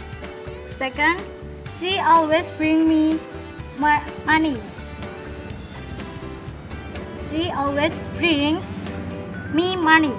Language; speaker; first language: English; non-native, learner; Indonesian